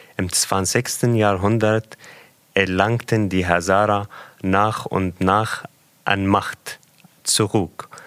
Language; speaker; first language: German; non-native, fluent; Persian